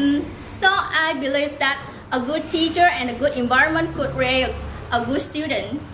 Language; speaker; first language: English; non-native, learner; Vietnamese